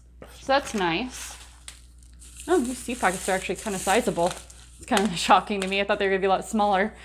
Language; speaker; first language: English; native; English